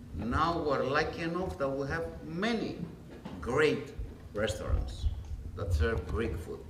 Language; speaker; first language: English; non-native, fluent; Greek